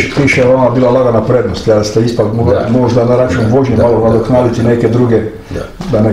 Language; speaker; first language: Croatian; native; Croatian